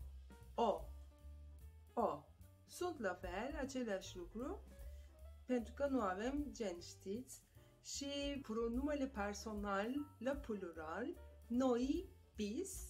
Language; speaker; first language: Romanian; non-native, fluent; Turkish